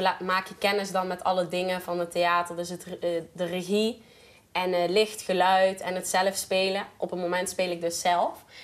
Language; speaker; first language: Dutch; native; Dutch